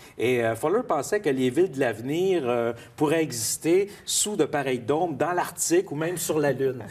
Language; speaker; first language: French; native; French